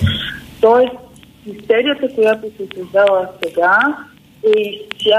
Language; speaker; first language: Bulgarian; native; Bulgarian